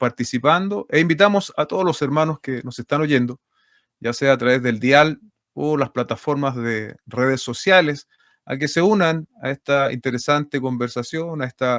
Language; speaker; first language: Spanish; native; Spanish